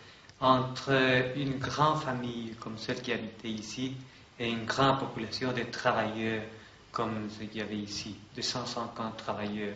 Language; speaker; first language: French; non-native, fluent; Spanish